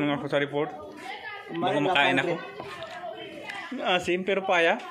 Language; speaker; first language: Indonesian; non-native, learner; Filipino